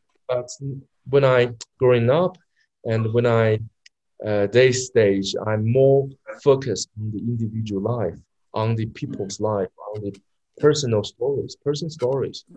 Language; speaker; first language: English; non-native, learner; Chinese